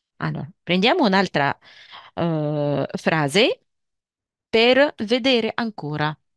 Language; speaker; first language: Italian; non-native, fluent; Arabic